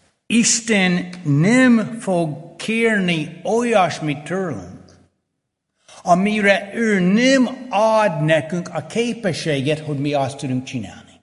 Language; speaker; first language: Hungarian; early bilingual, heritage; Hungarian